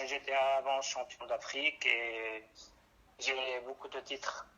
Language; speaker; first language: French; non-native, local second language; Arabic